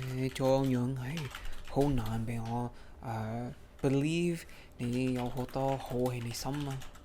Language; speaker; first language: Cantonese; early bilingual, heritage; Cantonese